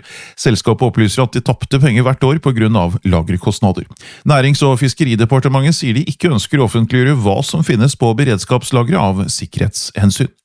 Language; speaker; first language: Norwegian; native; Norwegian